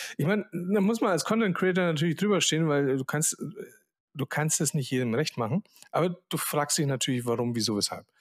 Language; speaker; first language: German; early bilingual, other home language; Polish